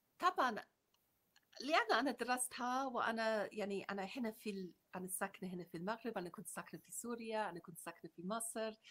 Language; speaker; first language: Arabic; non-native, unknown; English